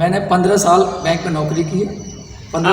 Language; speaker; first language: Hindi; native; Hindi